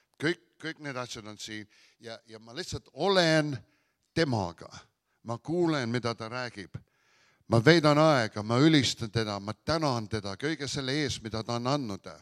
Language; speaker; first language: Estonian; early bilingual, heritage; Estonian